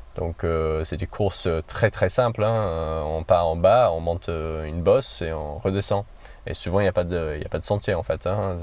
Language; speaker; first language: French; non-native, fluent; English